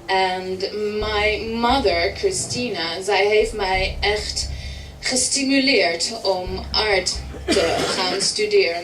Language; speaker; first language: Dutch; early bilingual, heritage; English